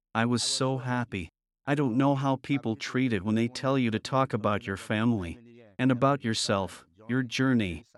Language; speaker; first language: English; non-native, fluent; Burmese